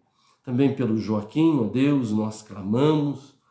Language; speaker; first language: Portuguese; native; Portuguese